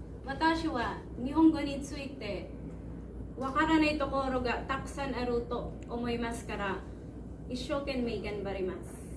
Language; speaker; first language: Japanese; non-native, learner; Filipino